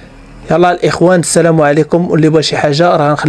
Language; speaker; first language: Arabic; native; Arabic